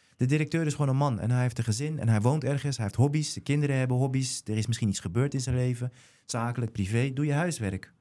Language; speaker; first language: Dutch; native; Dutch